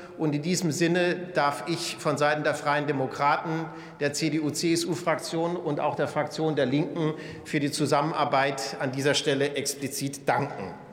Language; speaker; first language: German; native; German